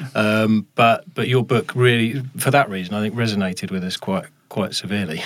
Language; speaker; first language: English; native; English